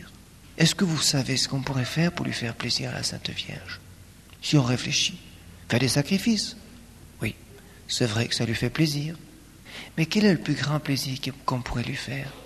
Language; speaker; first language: French; native; French